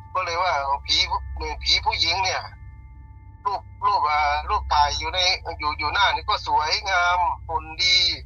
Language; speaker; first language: Thai; non-native, local second language; Northeastern Thai